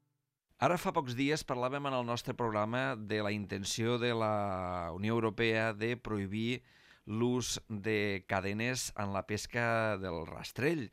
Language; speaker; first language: Catalan; native; Catalan